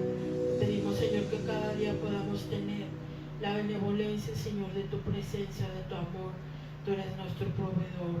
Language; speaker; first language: Spanish; native; Spanish